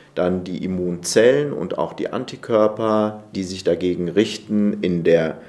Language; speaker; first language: German; native; German